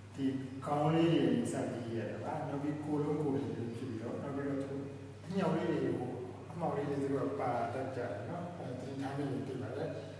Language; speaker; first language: Burmese; native; Burmese